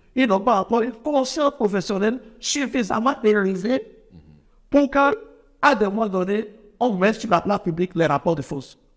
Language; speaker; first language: French; non-native, local second language; Fon